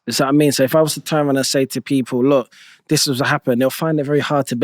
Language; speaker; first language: English; native; English